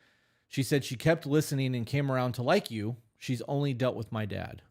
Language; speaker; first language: English; native; English